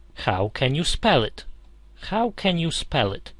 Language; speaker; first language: English; non-native, fluent; Polish